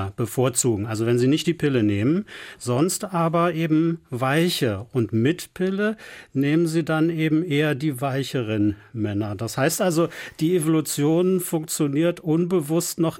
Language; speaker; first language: German; native; German